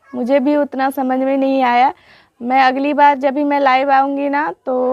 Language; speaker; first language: Hindi; native; Hindi